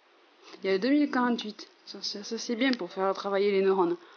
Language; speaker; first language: French; native; French